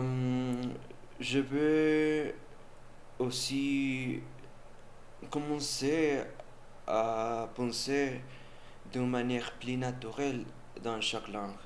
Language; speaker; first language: French; non-native, learner; Spanish